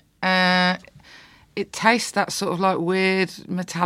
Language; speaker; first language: English; native; English